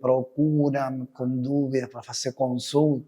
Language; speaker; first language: Portuguese; non-native, fluent; Spanish